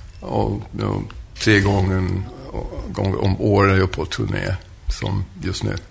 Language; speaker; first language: Swedish; non-native, fluent; French